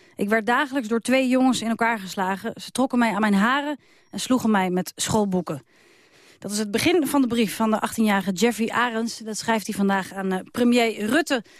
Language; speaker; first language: Dutch; native; Dutch